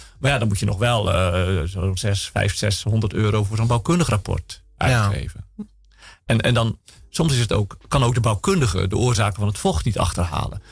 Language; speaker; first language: Dutch; native; Dutch